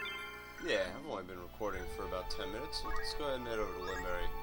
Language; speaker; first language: English; native; English